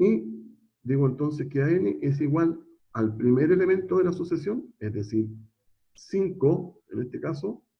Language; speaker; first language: Spanish; native; Spanish